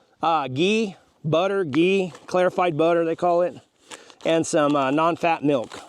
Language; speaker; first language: English; native; English